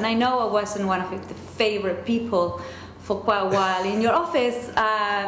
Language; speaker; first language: English; non-native, fluent; Spanish